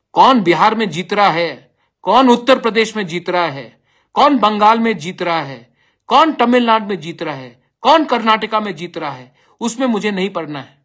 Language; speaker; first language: Hindi; non-native, local second language; Bangla